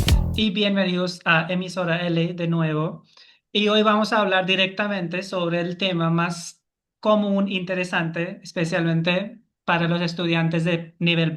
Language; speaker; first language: Spanish; non-native, fluent; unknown